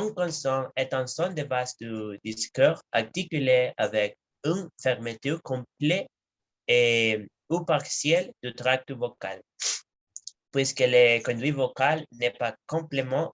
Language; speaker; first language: French; non-native, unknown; Spanish